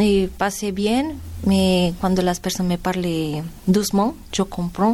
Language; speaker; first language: French; non-native, learner; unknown